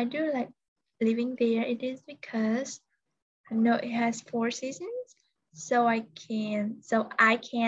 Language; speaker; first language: English; non-native, fluent; Vietnamese